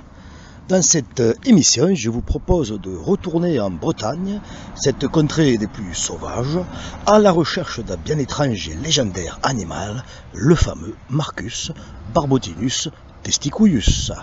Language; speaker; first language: French; native; French